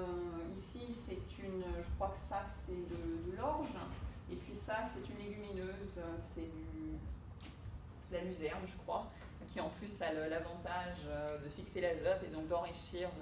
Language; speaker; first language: French; native; French